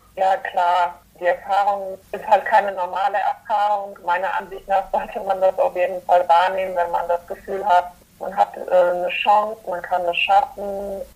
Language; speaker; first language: German; early bilingual, other home language; Polish